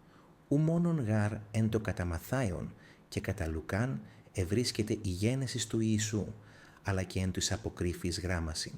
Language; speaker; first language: Greek; non-native, learner; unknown